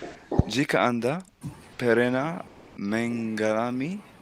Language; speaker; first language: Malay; non-native, learner; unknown